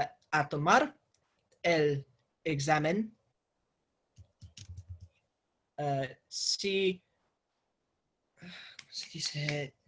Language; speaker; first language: Spanish; non-native, learner; English